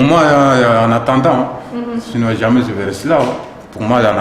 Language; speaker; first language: French; native; French